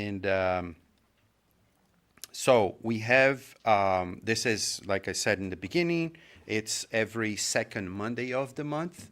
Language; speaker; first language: English; non-native, fluent; Portuguese